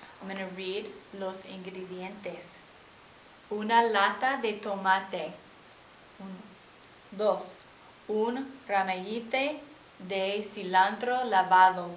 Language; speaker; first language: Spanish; non-native, fluent; English